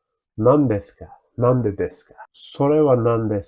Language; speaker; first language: Japanese; non-native, learner; Turkish